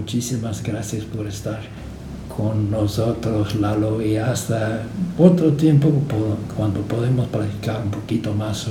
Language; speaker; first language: Spanish; non-native, fluent; English